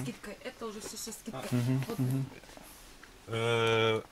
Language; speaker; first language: Russian; native; Russian